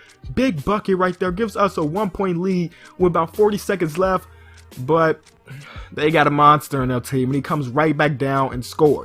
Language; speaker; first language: English; native; English